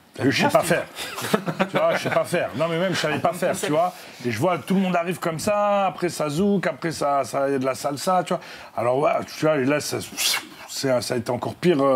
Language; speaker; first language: French; native; French